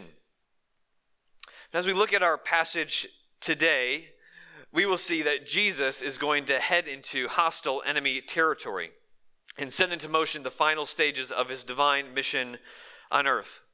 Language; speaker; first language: English; native; English